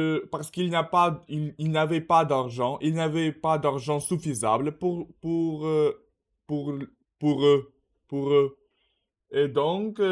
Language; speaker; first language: French; non-native, learner; Russian